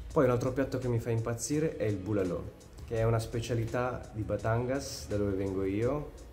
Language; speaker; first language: Italian; early bilingual, other home language; Filipino